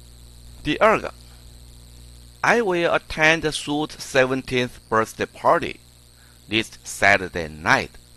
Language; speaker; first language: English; non-native, fluent; Chinese